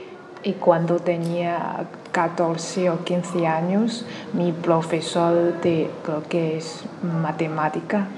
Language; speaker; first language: Spanish; non-native, learner; Chinese